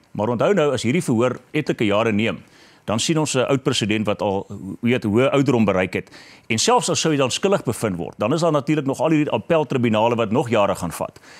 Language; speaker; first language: Afrikaans; native; Afrikaans